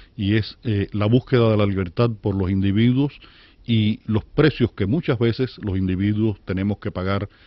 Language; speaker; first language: Spanish; native; Spanish